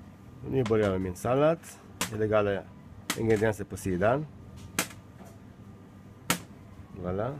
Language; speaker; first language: Swedish; non-native, learner; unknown